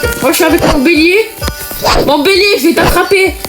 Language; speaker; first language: French; native; French